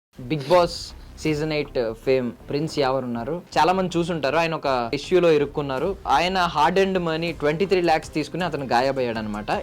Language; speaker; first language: Telugu; native; Telugu